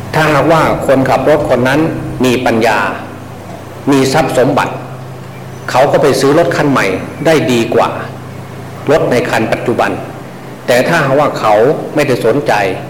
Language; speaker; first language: Thai; native; Thai